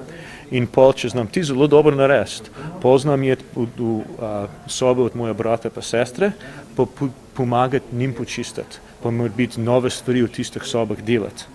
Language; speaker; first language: Slovenian; early bilingual, heritage; English